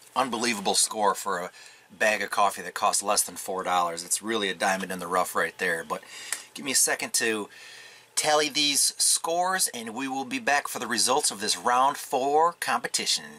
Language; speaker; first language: English; native; English